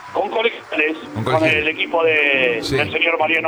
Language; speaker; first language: Spanish; native; Spanish